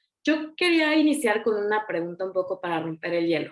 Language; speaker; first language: Spanish; native; Spanish